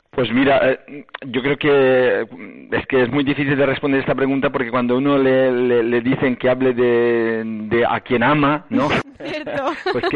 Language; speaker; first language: Spanish; native; Spanish